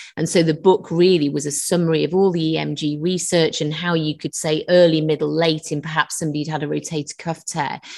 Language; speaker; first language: English; native; English